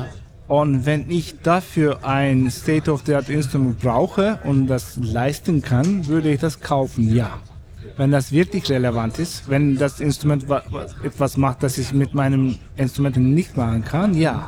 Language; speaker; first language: German; non-native, fluent; Turkish